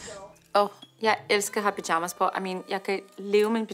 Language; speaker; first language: Danish; early bilingual, heritage; Danish